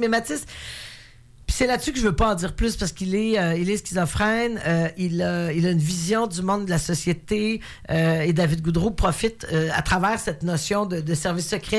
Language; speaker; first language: French; native; French